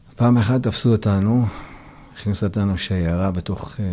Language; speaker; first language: Hebrew; non-native, fluent; Persian